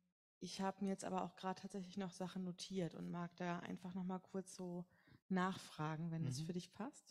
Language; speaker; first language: German; native; German